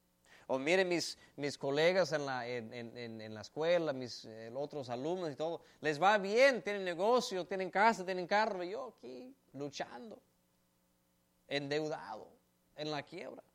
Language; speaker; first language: Spanish; native; Spanish